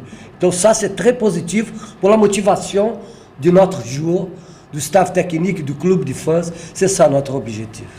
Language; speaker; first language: French; non-native, learner; Portuguese